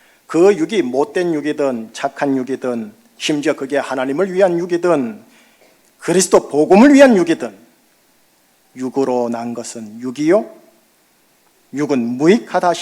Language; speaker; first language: Korean; native; Korean